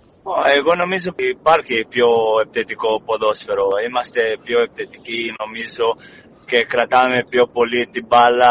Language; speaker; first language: Greek; non-native, fluent; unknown